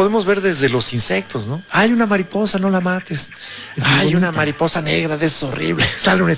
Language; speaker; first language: Spanish; native; Spanish